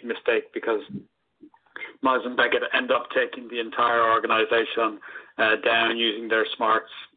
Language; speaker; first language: English; native; English